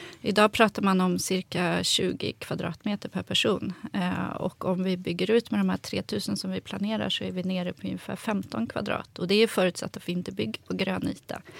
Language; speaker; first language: Swedish; native; Swedish